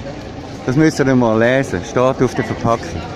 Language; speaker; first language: German; native; German